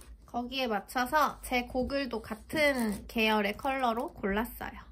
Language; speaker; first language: Korean; native; Korean